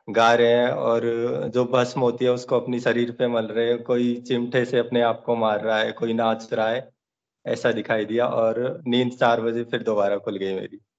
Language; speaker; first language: Hindi; native; Hindi